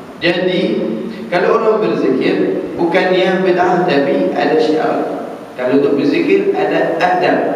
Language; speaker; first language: Malay; non-native, fluent; Arabic